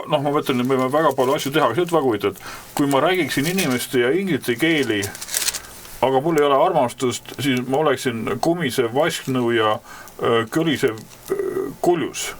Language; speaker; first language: Estonian; native; Estonian